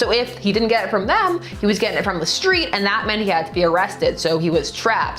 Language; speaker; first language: English; native; English